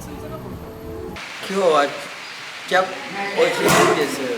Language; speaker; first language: Japanese; non-native, learner; Thai